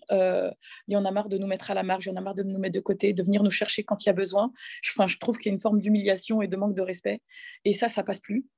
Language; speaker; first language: French; native; French